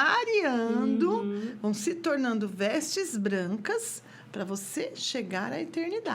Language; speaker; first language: Portuguese; native; Portuguese